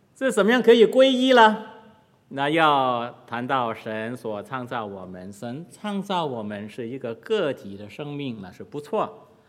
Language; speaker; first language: Chinese; non-native, local second language; Cantonese